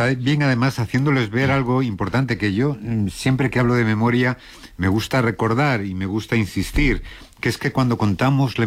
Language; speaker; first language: Spanish; native; Spanish